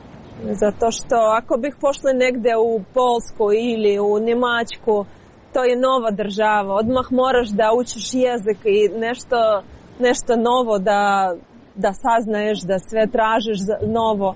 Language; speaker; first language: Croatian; non-native, learner; Ukrainian